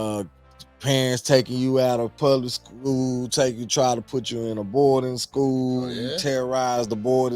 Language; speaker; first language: English; native; English